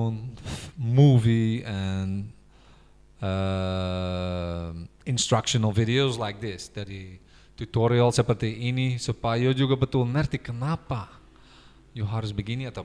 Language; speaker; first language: Indonesian; non-native, fluent; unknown